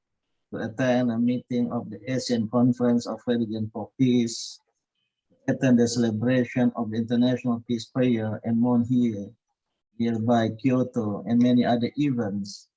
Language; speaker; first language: English; non-native, fluent; Indonesian